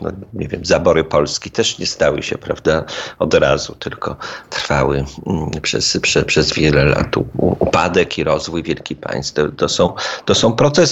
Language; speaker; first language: Polish; native; Polish